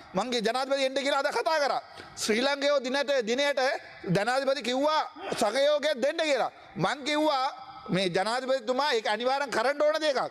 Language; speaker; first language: Sinhala; non-native, local second language; Tamil